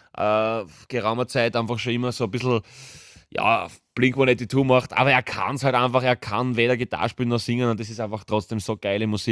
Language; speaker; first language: German; native; German